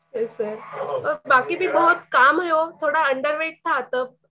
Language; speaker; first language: Hindi; non-native, local second language; Marathi